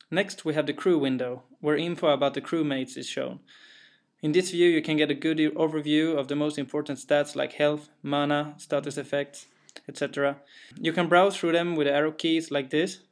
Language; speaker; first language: English; non-native, fluent; Swedish